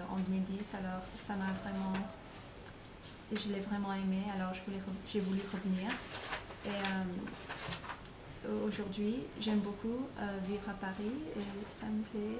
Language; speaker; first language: French; non-native, fluent; English